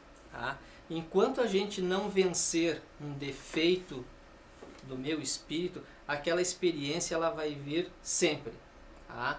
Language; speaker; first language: Portuguese; native; Portuguese